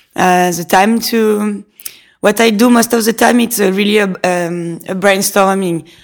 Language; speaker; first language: English; non-native, fluent; French